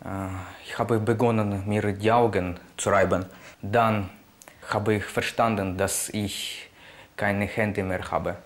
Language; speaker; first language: German; non-native, fluent; Ukrainian